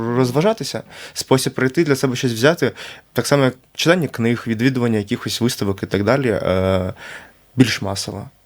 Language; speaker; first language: Ukrainian; native; Ukrainian